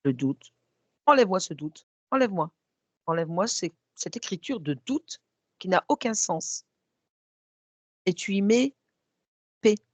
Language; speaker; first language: French; native; French